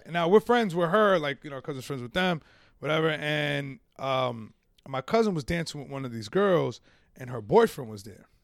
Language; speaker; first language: English; native; English